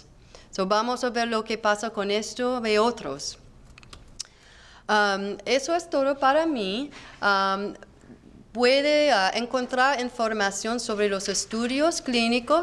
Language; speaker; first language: Spanish; non-native, learner; English